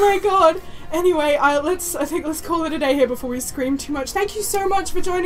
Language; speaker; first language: English; native; English